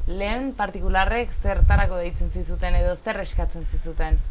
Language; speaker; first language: Basque; native; Basque